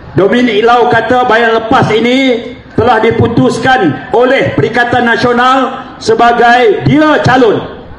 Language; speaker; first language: Malay; native; Malay